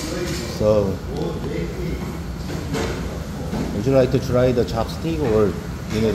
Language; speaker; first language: English; non-native, learner; Korean